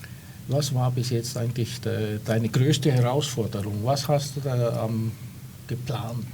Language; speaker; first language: German; non-native, fluent; Portuguese